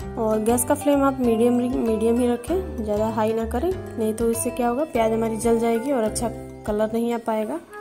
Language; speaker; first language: Hindi; native; Hindi